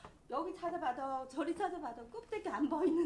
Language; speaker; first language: Korean; non-native, learner; Chinese